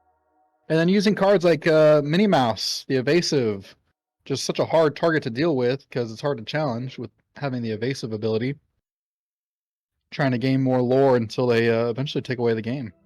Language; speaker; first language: English; native; English